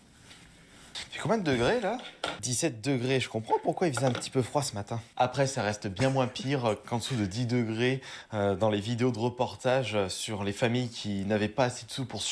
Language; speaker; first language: French; native; French